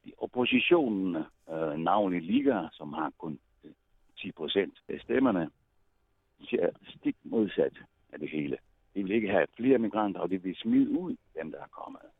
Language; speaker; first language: Danish; non-native, fluent; Italian